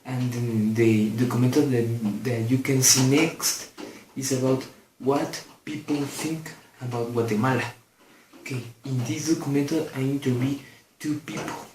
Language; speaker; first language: English; non-native, learner; Spanish